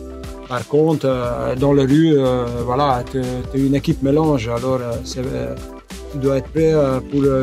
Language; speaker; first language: French; non-native, local second language; Hungarian